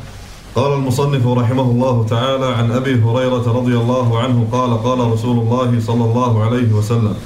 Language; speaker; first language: Arabic; native; Arabic